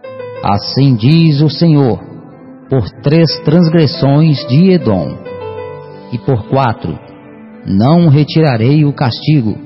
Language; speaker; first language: Portuguese; native; Portuguese